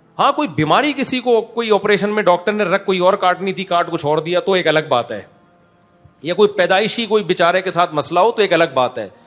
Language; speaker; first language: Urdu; native; Urdu